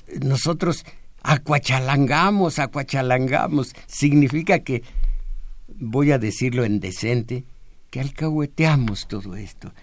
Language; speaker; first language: Spanish; native; Spanish